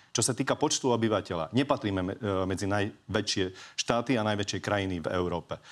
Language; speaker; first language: Slovak; non-native, local second language; Hungarian